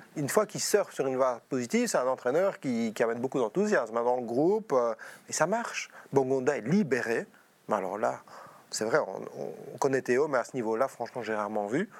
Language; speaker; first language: French; native; French